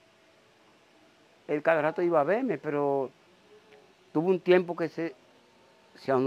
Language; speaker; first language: Spanish; native; Spanish